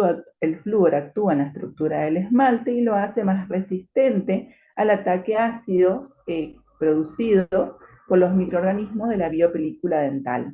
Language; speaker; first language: Spanish; native; Spanish